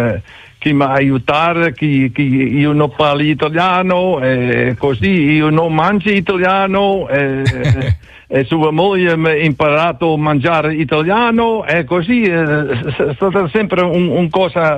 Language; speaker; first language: Italian; non-native, learner; Dutch